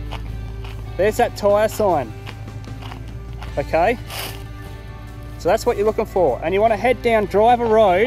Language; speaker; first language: English; native; English